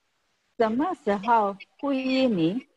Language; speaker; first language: Chinese; non-native, learner; Indonesian